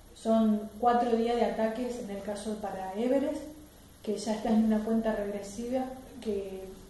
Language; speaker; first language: Spanish; native; Spanish